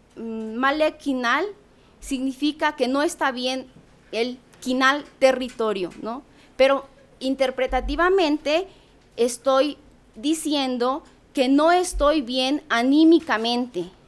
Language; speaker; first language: Spanish; non-native, local second language; Tzeltal